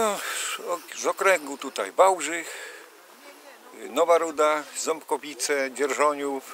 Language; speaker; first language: Polish; native; Polish